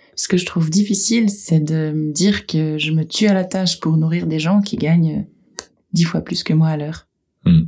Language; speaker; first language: French; native; French